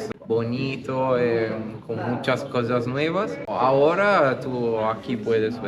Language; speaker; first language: Spanish; non-native, learner; Italian